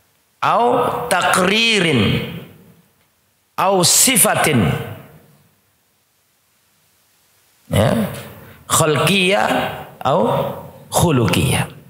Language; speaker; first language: Arabic; non-native, fluent; Indonesian